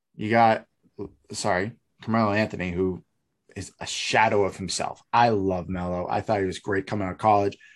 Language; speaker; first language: English; native; English